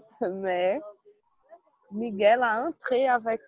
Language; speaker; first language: French; non-native, learner; Portuguese